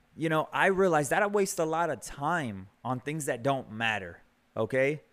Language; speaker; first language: English; early bilingual, other home language; Spanish